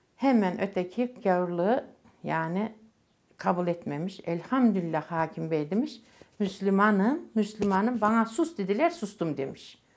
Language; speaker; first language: Turkish; non-native, local second language; Macedonian